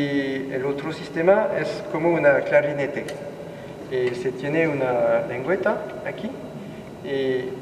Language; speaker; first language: Spanish; non-native, learner; French